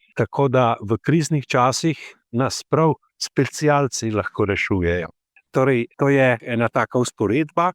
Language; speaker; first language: Slovenian; native; Slovenian